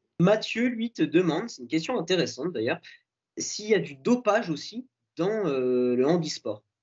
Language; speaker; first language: French; native; French